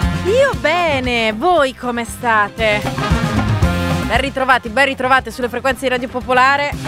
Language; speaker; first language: Italian; native; Italian